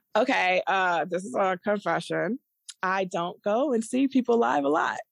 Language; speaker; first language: English; native; English